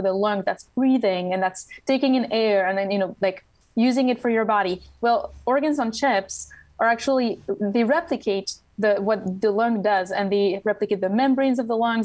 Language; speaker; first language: English; non-native, fluent; French